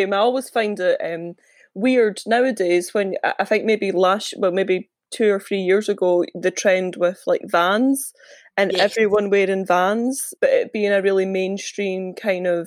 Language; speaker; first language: English; native; English